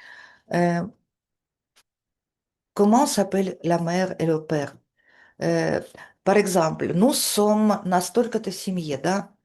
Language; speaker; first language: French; non-native, fluent; Russian